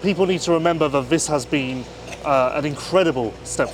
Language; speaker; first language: English; native; English